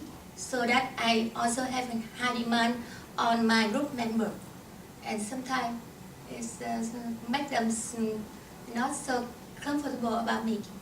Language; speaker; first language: English; non-native, learner; Vietnamese